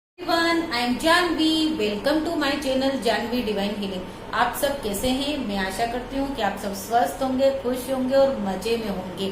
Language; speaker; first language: Hindi; native; Hindi